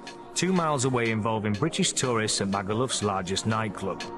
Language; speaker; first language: English; native; English